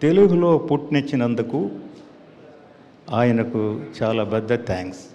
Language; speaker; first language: Telugu; non-native, learner; Tamil